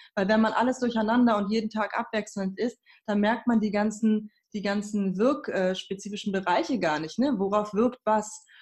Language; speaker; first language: German; early bilingual, other home language; Persian